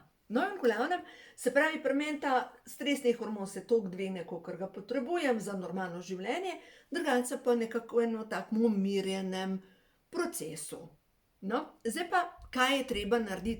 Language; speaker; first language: Slovenian; native; Slovenian